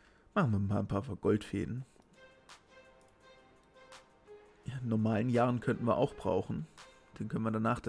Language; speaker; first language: German; native; German